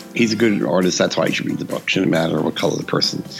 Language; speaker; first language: English; early bilingual, other home language; Filipino